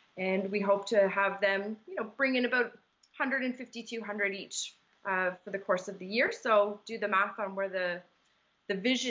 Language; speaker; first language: English; native; English